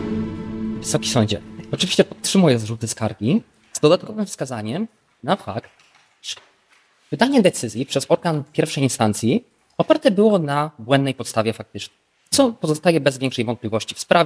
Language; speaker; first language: Polish; native; Polish